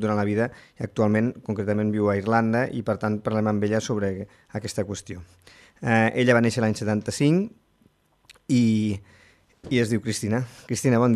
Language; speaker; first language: Catalan; native; Catalan